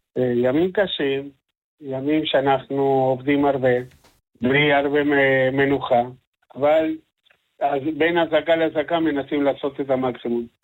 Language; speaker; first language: Hebrew; non-native, fluent; Spanish